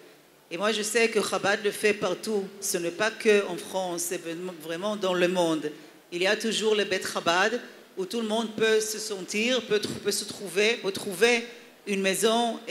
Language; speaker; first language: French; non-native, fluent; Hebrew